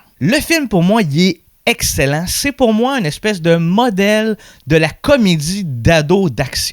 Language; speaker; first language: French; native; French